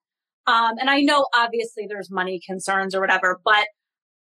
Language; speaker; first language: English; native; English